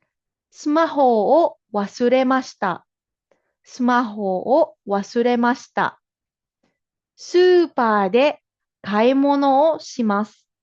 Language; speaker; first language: Japanese; non-native, fluent; Filipino